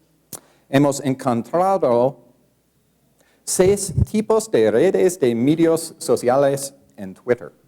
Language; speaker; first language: Spanish; non-native, learner; English